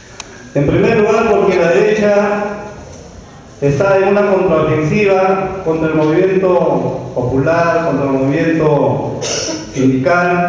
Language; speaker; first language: Spanish; native; Spanish